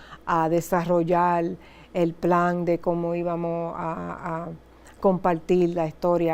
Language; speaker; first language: Spanish; early bilingual, heritage; Spanish